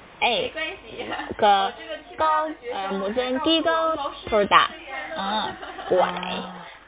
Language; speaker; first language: Chinese; native; Chinese